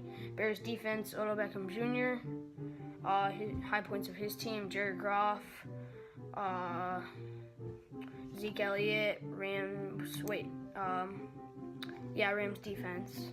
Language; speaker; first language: English; native; English